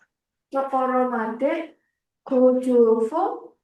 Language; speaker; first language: Japanese; non-native, learner; Indonesian